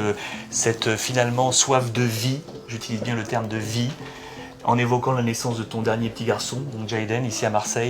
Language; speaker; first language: French; native; French